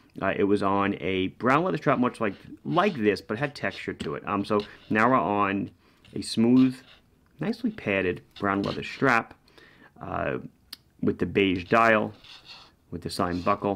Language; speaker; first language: English; native; English